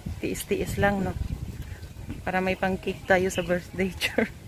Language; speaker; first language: Filipino; native; Filipino